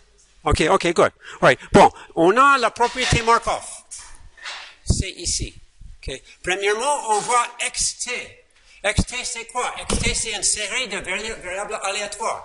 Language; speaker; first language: French; non-native, fluent; English